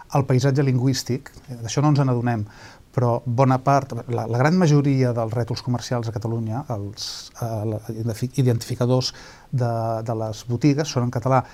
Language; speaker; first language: Catalan; native; Catalan